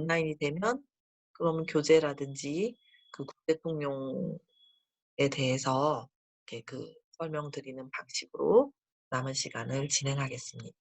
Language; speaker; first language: Korean; native; Korean